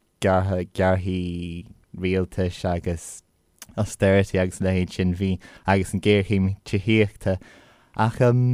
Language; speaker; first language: Irish; non-native, local second language; English